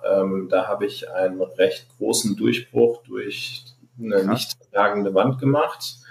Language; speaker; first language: German; non-native, fluent; Arabic